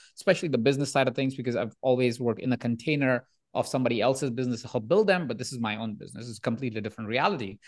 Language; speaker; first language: English; non-native, local second language; Hindi